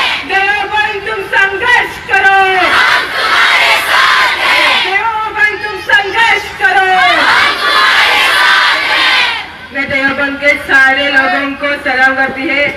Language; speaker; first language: Hindi; non-native, local second language; Malayalam